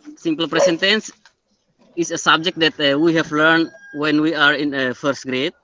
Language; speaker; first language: English; non-native, learner; Indonesian